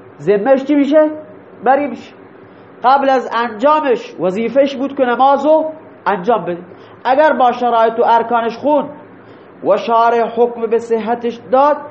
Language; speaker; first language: Persian; non-native, local second language; Baluchi